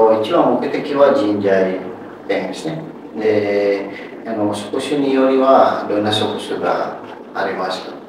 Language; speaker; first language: Japanese; non-native, learner; Indonesian